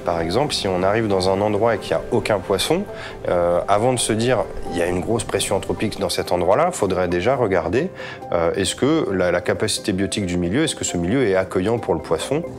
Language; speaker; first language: French; native; French